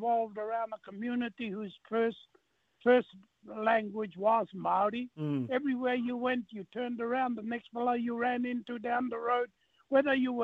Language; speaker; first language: English; non-native, local second language; Māori